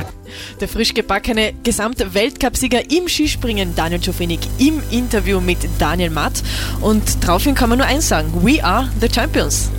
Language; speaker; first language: German; native; German